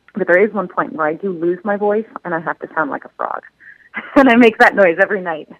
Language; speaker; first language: English; native; English